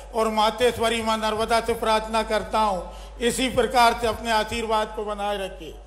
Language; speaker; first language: Hindi; native; Hindi